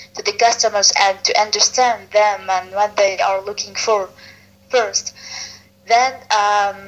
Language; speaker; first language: English; non-native, fluent; Arabic